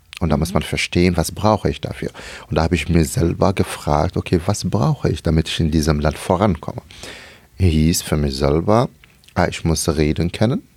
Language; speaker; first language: German; non-native, fluent; Arabic